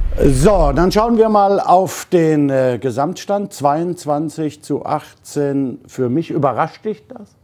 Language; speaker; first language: German; native; German